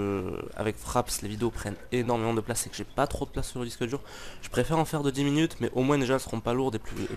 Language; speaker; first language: French; native; French